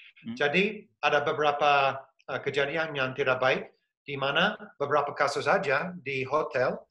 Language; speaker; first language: Indonesian; non-native, fluent; English